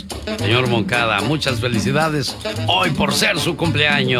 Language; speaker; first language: Spanish; native; Spanish